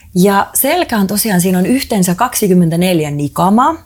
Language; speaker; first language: Finnish; non-native, fluent; Estonian